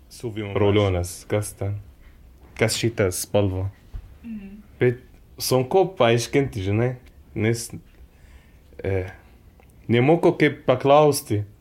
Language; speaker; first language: Lithuanian; non-native, learner; Arabic